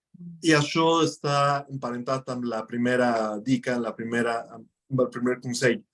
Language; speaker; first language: Catalan; non-native, fluent; Spanish